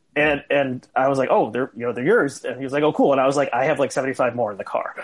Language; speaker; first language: English; native; English